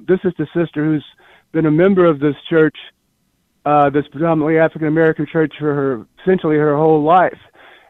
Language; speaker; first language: English; native; English